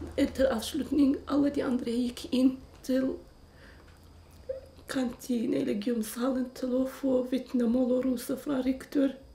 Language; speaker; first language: Norwegian; non-native, learner; Kurdish